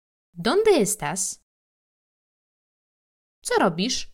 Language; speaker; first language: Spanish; non-native, fluent; Polish